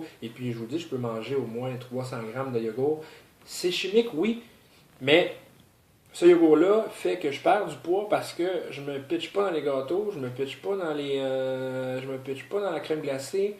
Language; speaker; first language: French; native; French